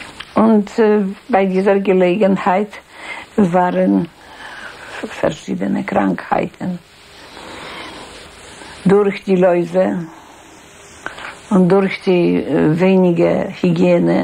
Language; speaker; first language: German; non-native, fluent; Polish